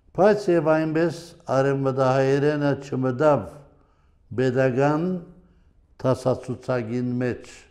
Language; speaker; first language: Armenian; early bilingual, heritage; Armenian